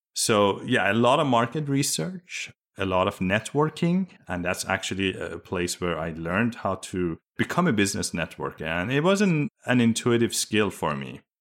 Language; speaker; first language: English; early bilingual, other home language; Persian